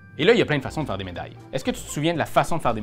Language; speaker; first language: French; native; French